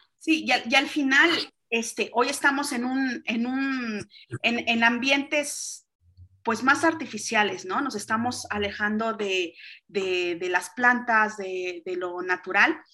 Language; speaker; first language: Spanish; native; Spanish